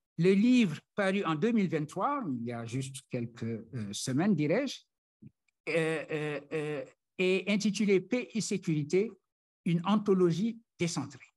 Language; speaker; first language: French; non-native, local second language; Wolof